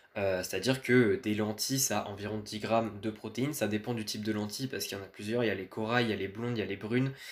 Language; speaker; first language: French; native; French